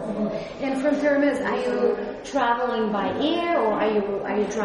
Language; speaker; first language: English; non-native, fluent; Uzbek